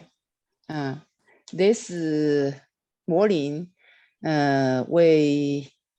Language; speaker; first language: English; non-native, learner; Chinese